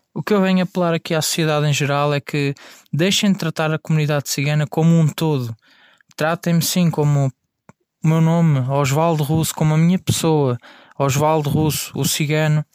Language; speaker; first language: Portuguese; native; Portuguese